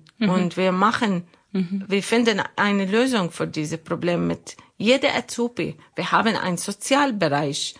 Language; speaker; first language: German; non-native, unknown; Arabic